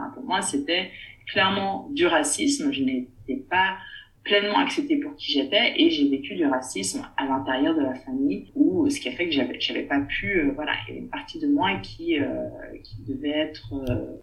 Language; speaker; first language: French; native; French